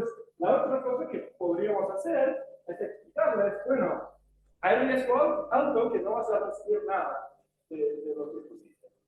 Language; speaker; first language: Spanish; non-native, fluent; English